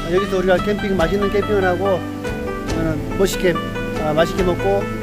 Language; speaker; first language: Korean; native; Korean